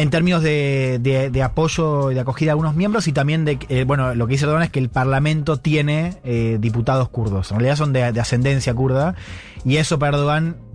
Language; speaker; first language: Spanish; native; Spanish